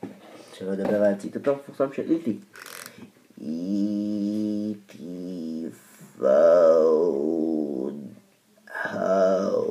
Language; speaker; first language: Hebrew; native; Hebrew